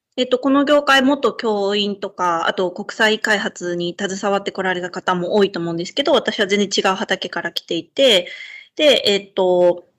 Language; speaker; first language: Japanese; native; Japanese